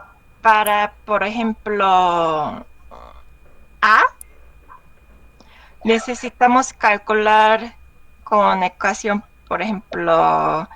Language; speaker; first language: Spanish; non-native, learner; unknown